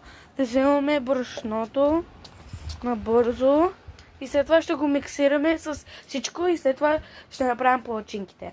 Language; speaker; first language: Bulgarian; early bilingual, heritage; Bulgarian